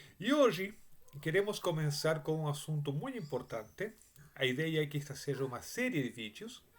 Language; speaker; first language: Portuguese; non-native, fluent; Spanish